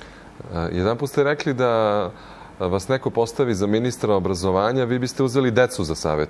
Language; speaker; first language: Croatian; native; Croatian